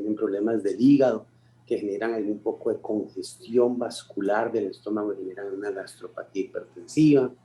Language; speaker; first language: Spanish; native; Spanish